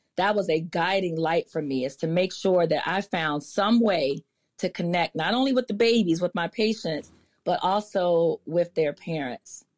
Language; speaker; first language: English; native; English